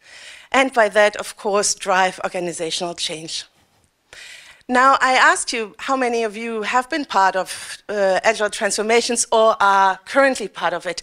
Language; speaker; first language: English; non-native, fluent; German